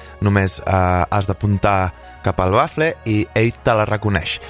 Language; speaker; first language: Catalan; native; Catalan